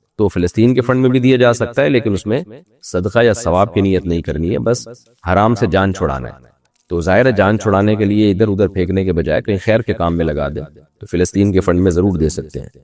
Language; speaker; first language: Urdu; native; Urdu